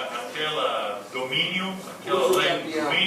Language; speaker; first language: Portuguese; non-native, fluent; English